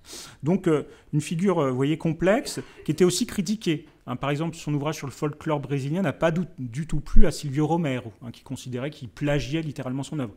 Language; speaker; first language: French; native; French